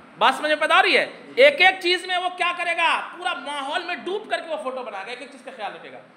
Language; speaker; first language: Urdu; native; Urdu